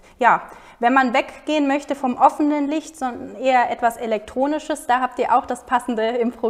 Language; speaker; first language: German; native; German